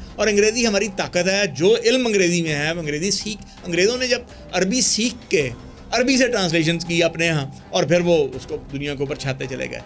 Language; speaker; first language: Urdu; non-native, local second language; Punjabi